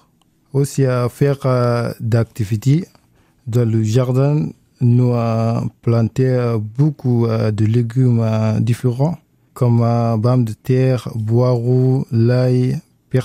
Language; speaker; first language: French; non-native, learner; Arabic